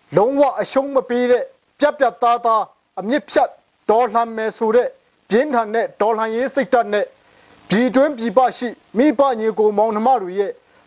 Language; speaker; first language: Burmese; non-native, local second language; Hakha Chin